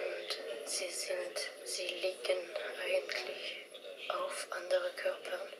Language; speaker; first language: German; non-native, learner; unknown